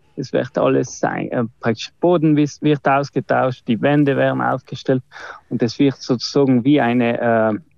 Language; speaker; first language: German; non-native, local second language; Ladin